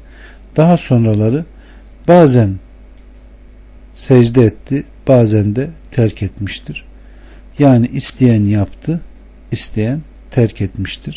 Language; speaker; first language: Turkish; native; Turkish